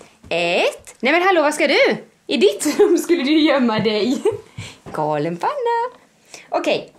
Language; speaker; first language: Swedish; native; Swedish